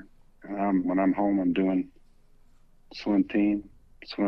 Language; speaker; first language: English; native; English